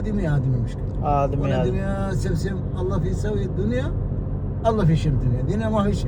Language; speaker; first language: Arabic; non-native, learner; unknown